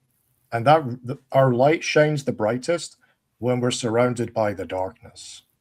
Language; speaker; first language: English; native; English